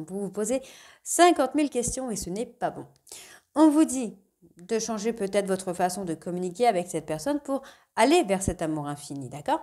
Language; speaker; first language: French; native; French